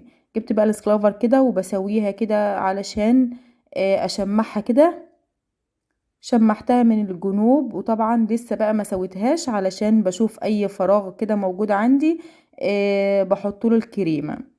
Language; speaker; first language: Arabic; native; Arabic